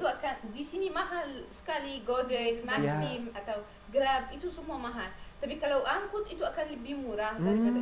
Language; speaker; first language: Indonesian; non-native, learner; Arabic